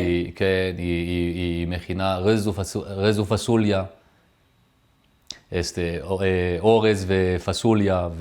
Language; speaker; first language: Hebrew; early bilingual, other home language; French